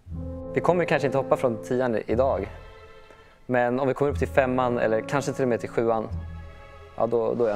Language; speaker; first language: Swedish; native; Swedish